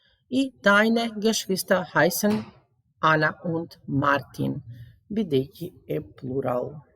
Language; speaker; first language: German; non-native, fluent; Macedonian